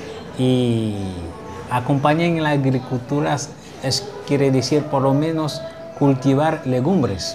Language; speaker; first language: Spanish; non-native, fluent; Haitian Creole